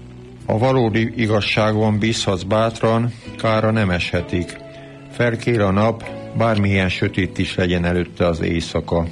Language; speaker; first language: Hungarian; native; Hungarian